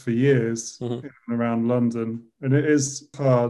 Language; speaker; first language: English; native; English